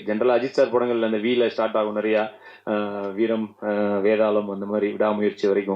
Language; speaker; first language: Tamil; native; Tamil